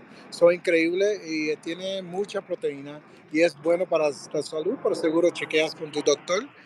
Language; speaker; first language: Spanish; early bilingual, heritage; Spanish